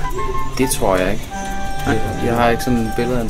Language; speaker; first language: Danish; native; Danish